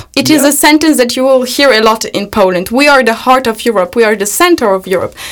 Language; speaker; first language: English; non-native, fluent; Polish